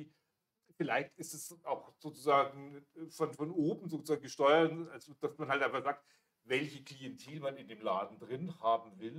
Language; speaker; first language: German; native; German